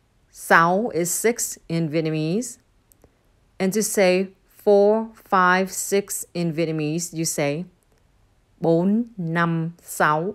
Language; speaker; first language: English; non-native, fluent; Vietnamese